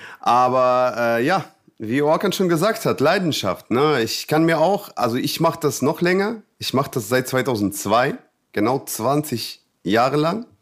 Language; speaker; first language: German; non-native, fluent; Russian